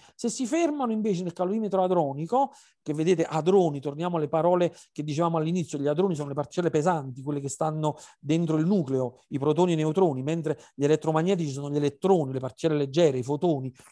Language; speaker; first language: Italian; native; Italian